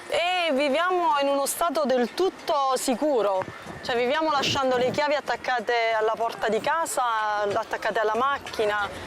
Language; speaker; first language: Italian; native; Italian